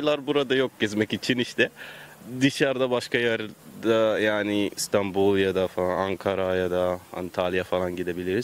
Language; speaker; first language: Turkish; non-native, learner; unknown